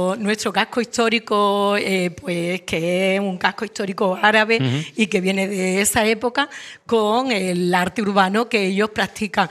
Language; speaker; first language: Spanish; native; Spanish